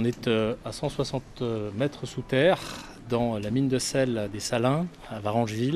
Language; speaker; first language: French; native; French